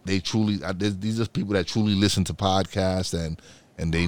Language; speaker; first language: English; early bilingual, other home language; Spanish